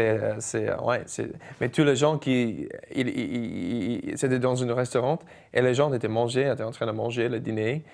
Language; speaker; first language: French; non-native, fluent; English